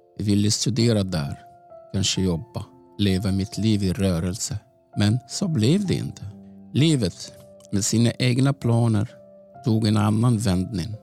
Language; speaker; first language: Swedish; non-native, fluent; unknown